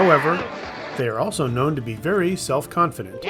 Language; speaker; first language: English; native; English